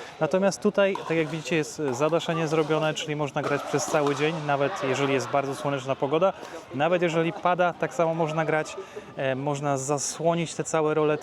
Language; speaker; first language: Polish; native; Polish